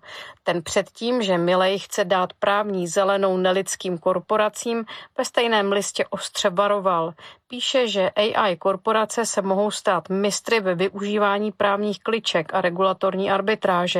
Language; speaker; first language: Czech; native; Czech